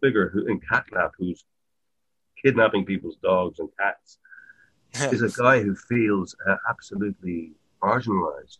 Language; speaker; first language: English; native; English